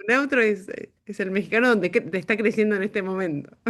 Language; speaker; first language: Spanish; native; Spanish